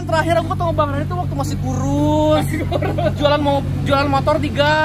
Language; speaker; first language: Indonesian; native; Indonesian